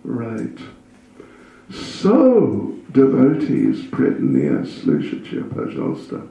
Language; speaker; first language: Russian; non-native, learner; English